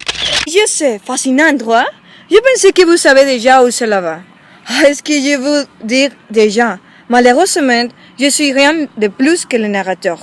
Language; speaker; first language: French; non-native, learner; Spanish